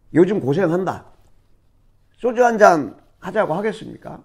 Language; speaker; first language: Korean; native; Korean